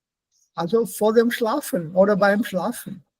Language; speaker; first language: German; non-native, fluent; Hindi